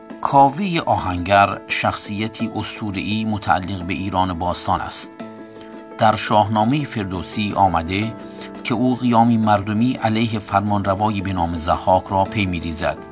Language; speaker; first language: Persian; native; Persian